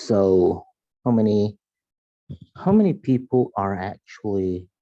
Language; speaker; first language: English; non-native, fluent; Indonesian